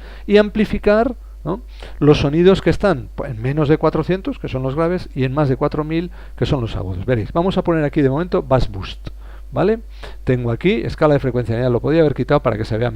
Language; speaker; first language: Spanish; native; Spanish